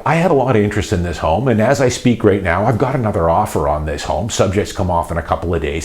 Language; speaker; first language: English; native; English